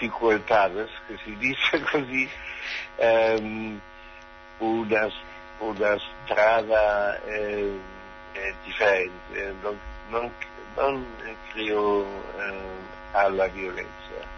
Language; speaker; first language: Spanish; non-native, learner; German